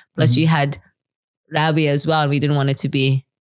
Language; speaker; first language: English; native; English